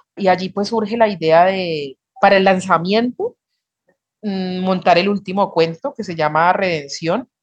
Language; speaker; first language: Spanish; native; Spanish